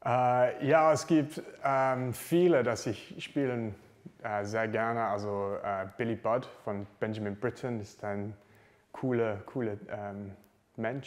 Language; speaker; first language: German; non-native, learner; English